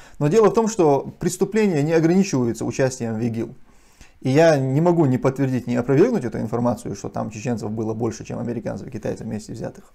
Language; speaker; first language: Russian; non-native, local second language; Chechen